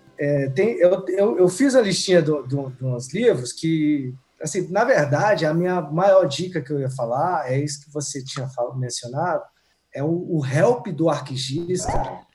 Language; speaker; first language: Portuguese; early bilingual, heritage; Portuguese